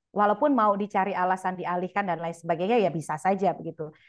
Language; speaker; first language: Indonesian; native; Indonesian